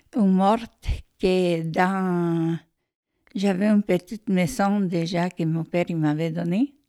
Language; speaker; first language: French; non-native, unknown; Spanish